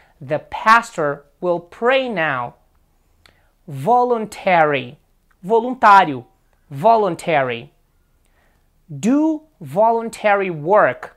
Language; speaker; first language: English; non-native, fluent; Portuguese